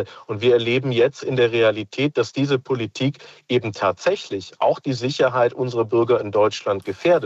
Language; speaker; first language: German; native; German